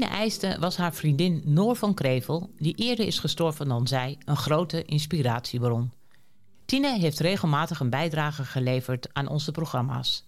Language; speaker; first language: Dutch; native; Dutch